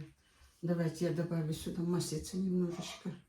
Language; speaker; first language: Russian; native; Russian